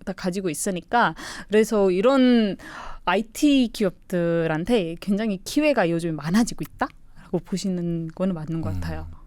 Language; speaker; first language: Korean; non-native, fluent; Hindi